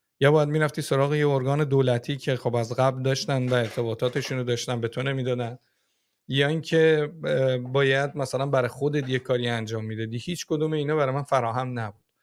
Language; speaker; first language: Persian; native; Persian